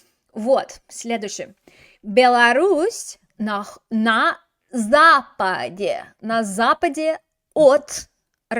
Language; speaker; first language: Russian; non-native, fluent; English